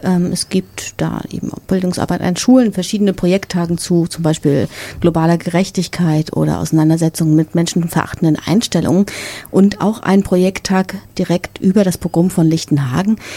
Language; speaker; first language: German; native; German